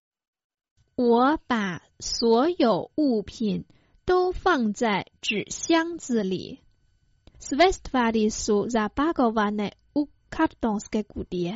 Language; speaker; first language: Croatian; non-native, fluent; Chinese